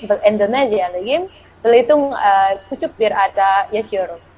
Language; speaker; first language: Turkish; non-native, learner; Indonesian